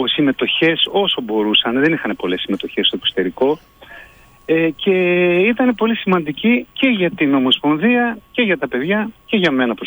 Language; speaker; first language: Greek; native; Greek